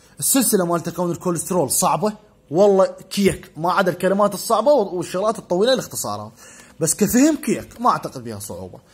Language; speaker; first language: Arabic; native; Arabic